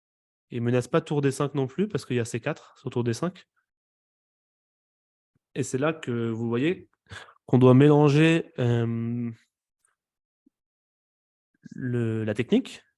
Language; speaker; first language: French; native; French